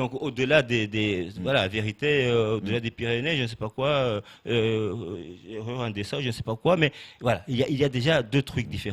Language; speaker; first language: French; native; French